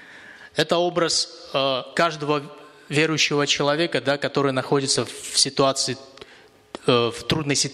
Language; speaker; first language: Russian; native; Russian